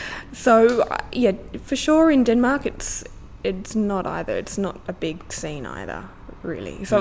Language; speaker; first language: English; native; English